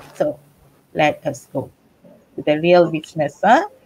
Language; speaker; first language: English; non-native, local second language; Malay